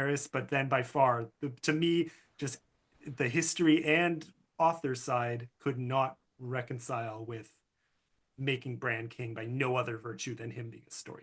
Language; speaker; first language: English; native; English